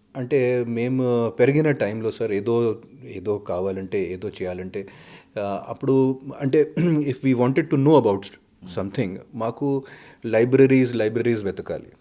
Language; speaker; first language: Telugu; non-native, fluent; Hindi